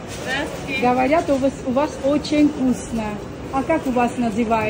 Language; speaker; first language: Russian; non-native, local second language; Armenian